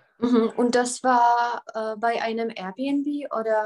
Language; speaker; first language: German; non-native, fluent; Czech